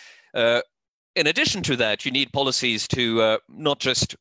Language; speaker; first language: English; non-native, fluent; Norwegian